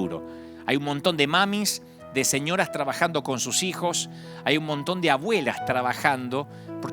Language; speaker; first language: Spanish; native; Spanish